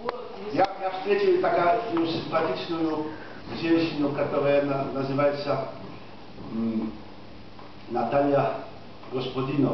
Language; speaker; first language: Russian; non-native, fluent; Polish